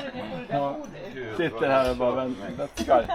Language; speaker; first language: Swedish; native; Swedish